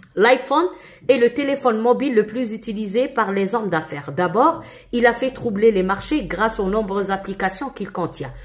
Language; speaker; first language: French; non-native, local second language; Arabic